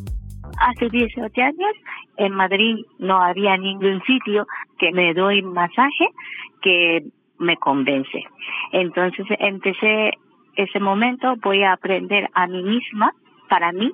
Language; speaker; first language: Spanish; non-native, learner; Japanese